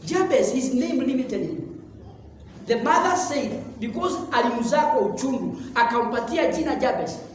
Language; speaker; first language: English; non-native, local second language; Swahili